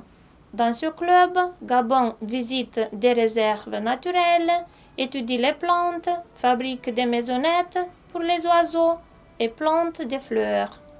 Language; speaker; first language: French; non-native, fluent; Romanian